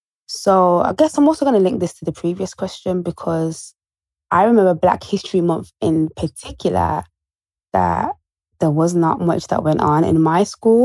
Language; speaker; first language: English; native; English